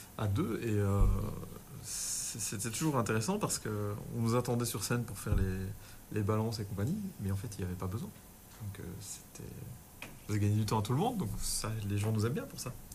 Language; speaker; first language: French; native; French